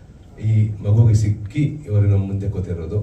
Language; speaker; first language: Kannada; non-native, local second language; Malayalam